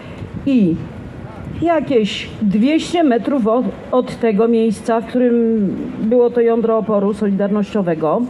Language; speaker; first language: Polish; native; Polish